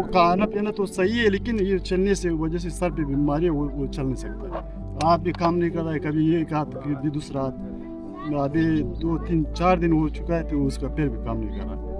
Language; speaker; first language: Hindi; non-native, local second language; Pashto